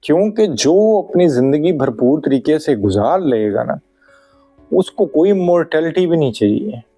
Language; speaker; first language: Hindi; non-native, local second language; Punjabi